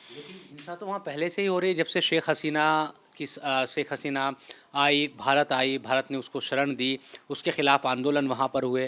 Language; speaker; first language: Hindi; native; Hindi